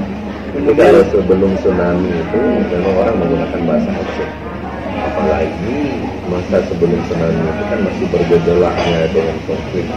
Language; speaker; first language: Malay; non-native, local second language; Achinese